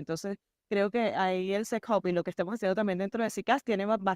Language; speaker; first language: Spanish; native; Spanish